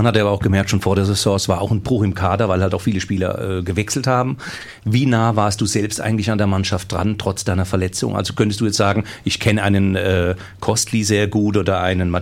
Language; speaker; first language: German; native; German